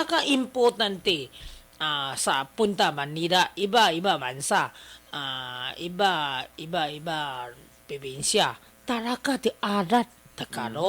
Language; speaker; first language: Filipino; non-native, learner; Chinese